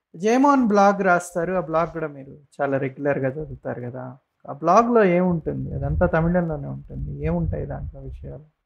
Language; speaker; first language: Telugu; native; Telugu